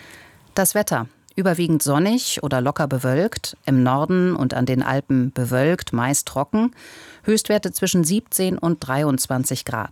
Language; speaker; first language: German; native; German